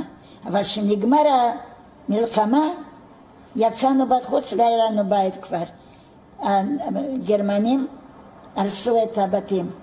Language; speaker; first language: Hebrew; non-native, fluent; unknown